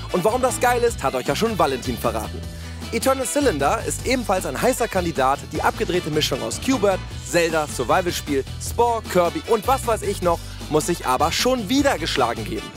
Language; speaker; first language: German; native; German